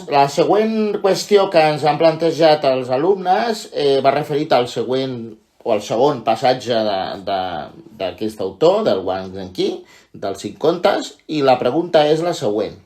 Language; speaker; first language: Catalan; native; Catalan